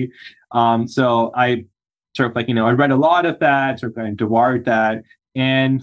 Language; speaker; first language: English; non-native, local second language; Urdu